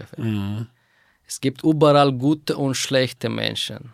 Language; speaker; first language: German; non-native, fluent; Persian